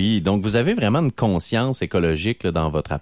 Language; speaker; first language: French; native; French